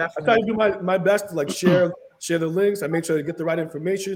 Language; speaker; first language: English; early bilingual, other home language; Haitian Creole